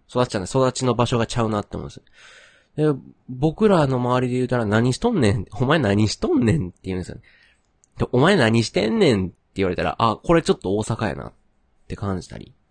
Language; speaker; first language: Japanese; native; Japanese